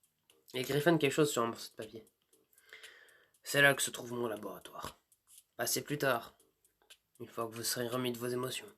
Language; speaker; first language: French; native; French